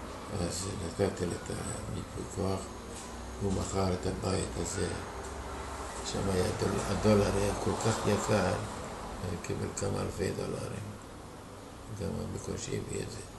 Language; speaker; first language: Hebrew; non-native, fluent; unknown